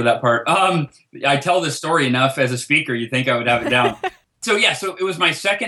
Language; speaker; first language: English; native; English